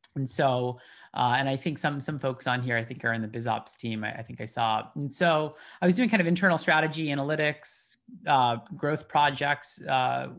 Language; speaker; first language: English; native; English